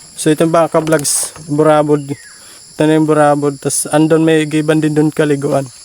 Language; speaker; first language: Filipino; non-native, local second language; Waray